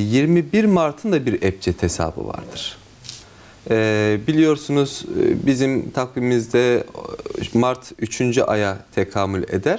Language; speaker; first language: Turkish; native; Turkish